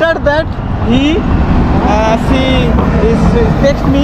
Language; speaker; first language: English; non-native, learner; Bangla